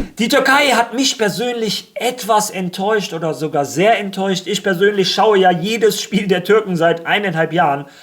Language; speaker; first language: German; early bilingual, other home language; Spanish